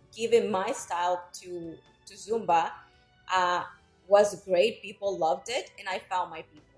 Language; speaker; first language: English; non-native, fluent; Spanish